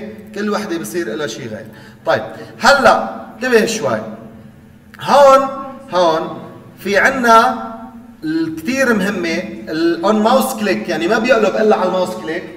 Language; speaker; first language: Arabic; native; Arabic